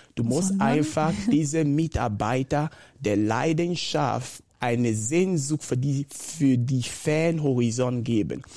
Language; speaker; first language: German; non-native, fluent; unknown